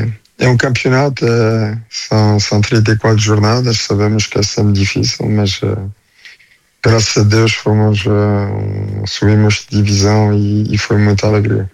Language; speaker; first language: Portuguese; early bilingual, heritage; French